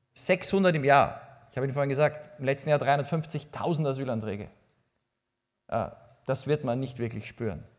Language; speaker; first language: German; native; German